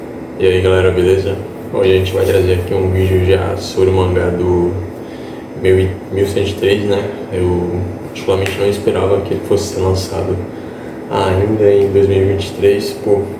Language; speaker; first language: Portuguese; native; Portuguese